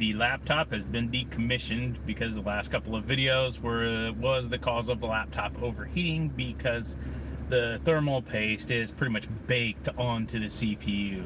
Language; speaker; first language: English; native; English